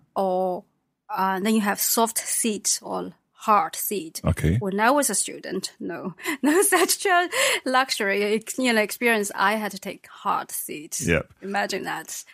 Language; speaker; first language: English; non-native, fluent; Chinese